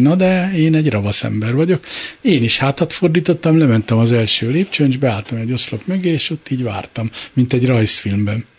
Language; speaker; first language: Hungarian; native; Hungarian